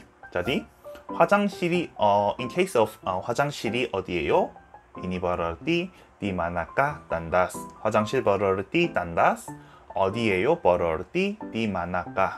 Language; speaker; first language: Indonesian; non-native, learner; Korean